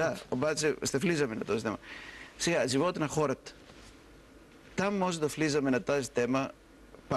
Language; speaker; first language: Bulgarian; non-native, fluent; Greek